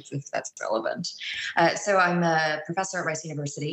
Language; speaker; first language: English; native; English